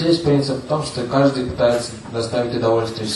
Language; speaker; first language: Russian; native; Russian